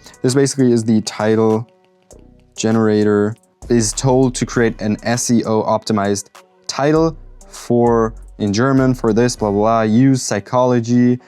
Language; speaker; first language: English; non-native, fluent; German